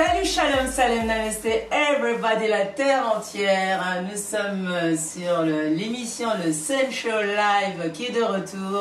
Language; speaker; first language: French; native; French